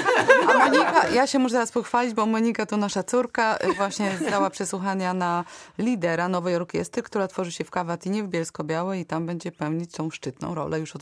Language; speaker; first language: Polish; native; Polish